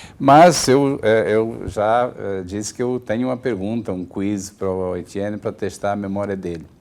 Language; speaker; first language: Portuguese; native; Portuguese